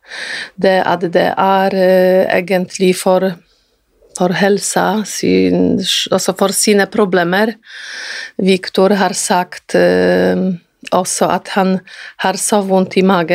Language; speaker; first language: Norwegian; non-native, fluent; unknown